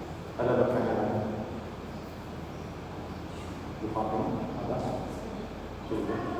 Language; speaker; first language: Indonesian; non-native, learner; Arabic